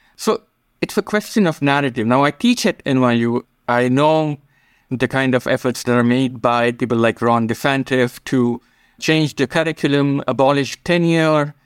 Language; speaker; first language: English; non-native, local second language; Gujarati